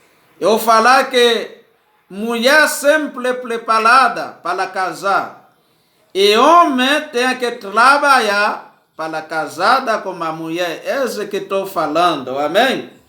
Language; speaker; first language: Portuguese; non-native, learner; Haitian Creole